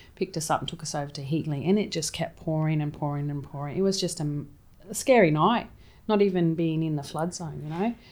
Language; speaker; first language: English; native; English